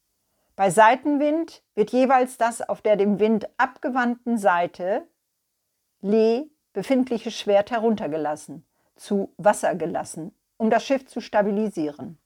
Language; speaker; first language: German; native; German